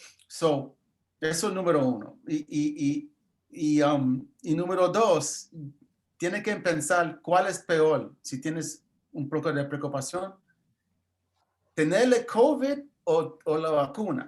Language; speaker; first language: Spanish; early bilingual, heritage; English